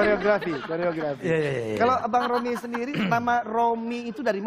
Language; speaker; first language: Indonesian; native; Indonesian